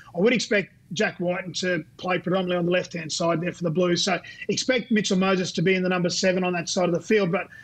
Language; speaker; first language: English; native; English